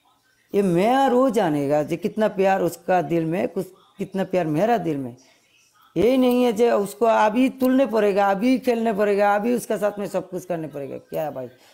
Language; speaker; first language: Hindi; non-native, learner; Bangla